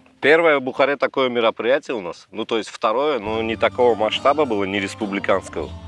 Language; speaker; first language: Russian; native; Russian